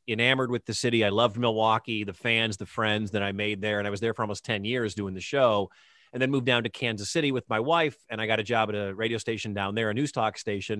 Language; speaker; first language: English; native; English